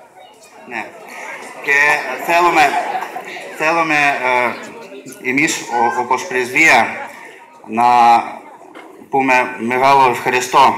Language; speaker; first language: Greek; non-native, learner; Russian